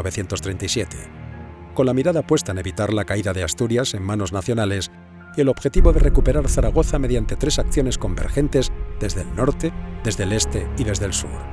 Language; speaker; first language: Spanish; native; Spanish